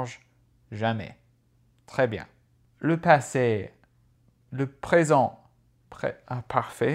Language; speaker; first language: French; non-native, fluent; English